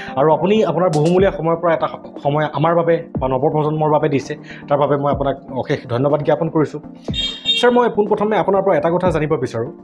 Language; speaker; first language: Assamese; native; Assamese